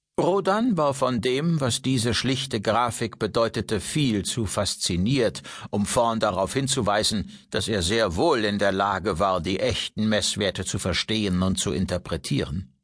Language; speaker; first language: German; native; German